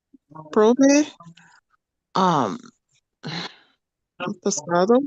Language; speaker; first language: Spanish; non-native, learner; English